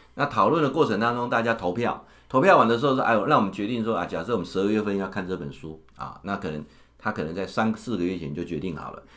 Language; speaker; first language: Chinese; native; Chinese